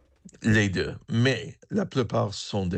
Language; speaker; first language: French; non-native, learner; English